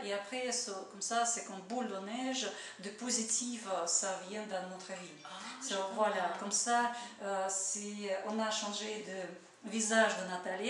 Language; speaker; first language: French; non-native, learner; Russian